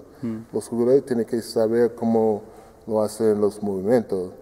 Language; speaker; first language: Spanish; non-native, fluent; English